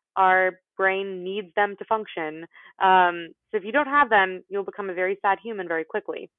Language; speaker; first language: English; native; English